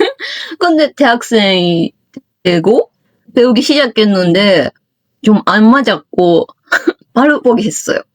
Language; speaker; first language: Korean; non-native, fluent; Japanese